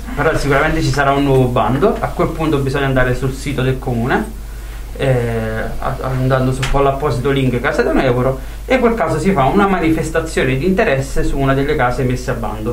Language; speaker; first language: Italian; native; Italian